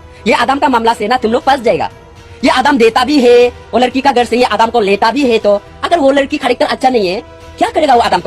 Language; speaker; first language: Hindi; non-native, local second language; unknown